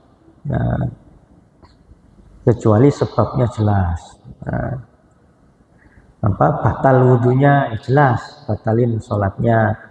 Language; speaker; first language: Indonesian; non-native, local second language; Javanese